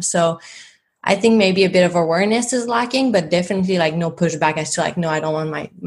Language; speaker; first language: English; non-native, fluent; French